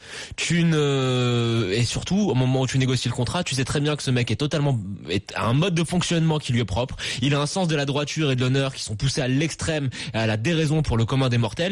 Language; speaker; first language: French; native; French